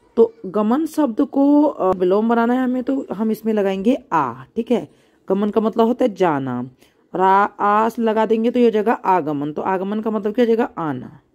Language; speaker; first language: Hindi; native; Hindi